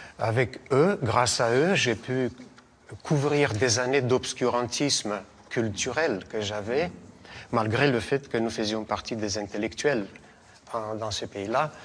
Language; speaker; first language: French; non-native, fluent; Russian